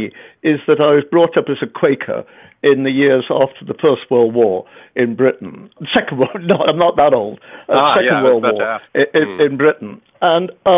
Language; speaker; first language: English; native; English